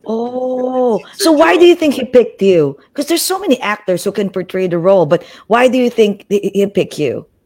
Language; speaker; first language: English; non-native, local second language; Filipino